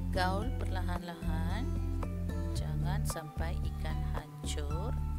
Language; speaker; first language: Malay; non-native, local second language; Tamil